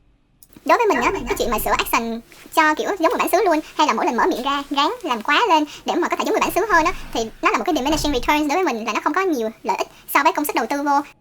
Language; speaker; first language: Vietnamese; non-native, fluent; English